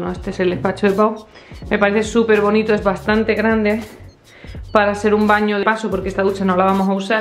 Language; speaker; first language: Spanish; native; Spanish